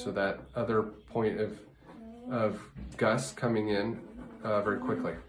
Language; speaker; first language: English; native; English